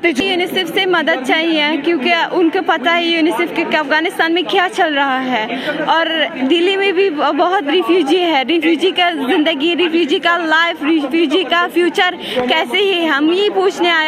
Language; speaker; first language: Hindi; non-native, learner; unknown